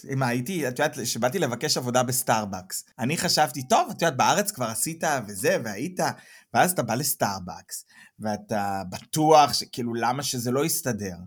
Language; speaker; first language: Hebrew; native; Hebrew